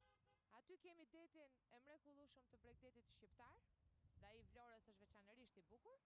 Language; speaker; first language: Albanian; native; Albanian